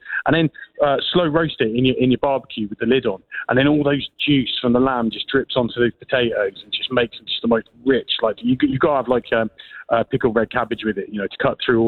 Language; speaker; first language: English; native; English